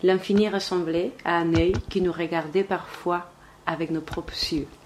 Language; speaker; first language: French; non-native, fluent; Spanish